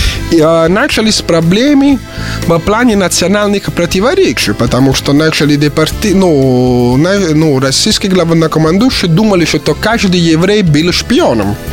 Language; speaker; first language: Russian; non-native, fluent; Italian